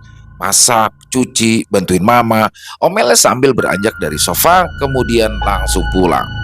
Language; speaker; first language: Indonesian; native; Indonesian